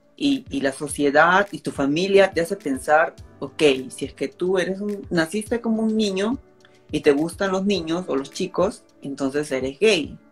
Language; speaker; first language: Spanish; native; Spanish